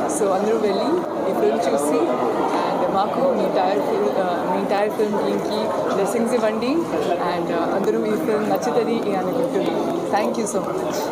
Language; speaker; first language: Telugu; non-native, learner; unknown